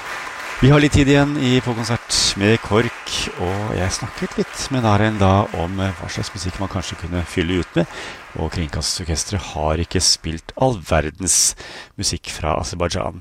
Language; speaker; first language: Norwegian; native; Norwegian